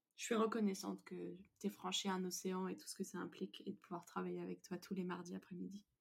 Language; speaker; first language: French; native; French